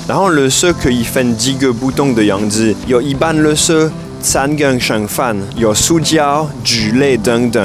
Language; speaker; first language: Chinese; non-native, fluent; French